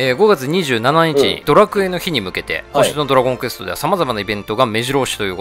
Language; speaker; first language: Japanese; native; Japanese